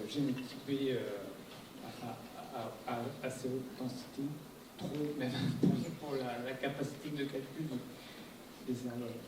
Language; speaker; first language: French; native; French